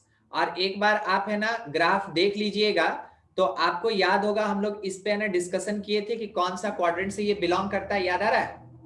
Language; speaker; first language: Hindi; native; Hindi